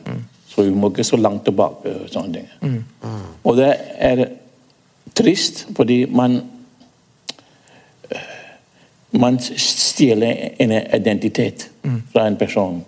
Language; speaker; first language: Norwegian; non-native, fluent; English